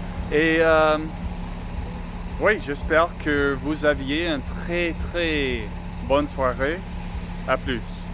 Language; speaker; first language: French; non-native, learner; English